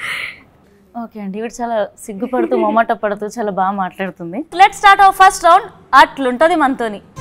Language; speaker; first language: Telugu; native; Telugu